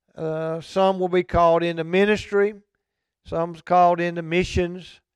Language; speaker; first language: English; native; English